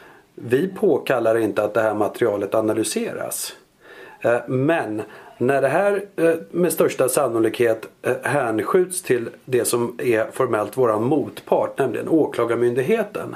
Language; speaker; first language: Swedish; native; Swedish